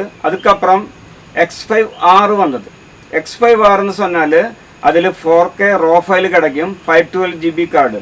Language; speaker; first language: Tamil; non-native, learner; Malayalam